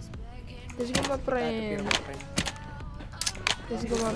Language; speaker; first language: English; non-native, learner; Filipino